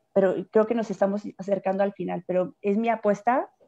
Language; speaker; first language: Spanish; native; Spanish